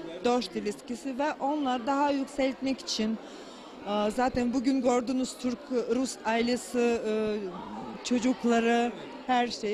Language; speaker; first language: Turkish; non-native, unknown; Russian